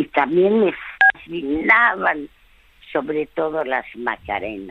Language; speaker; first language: Spanish; early bilingual, other home language; French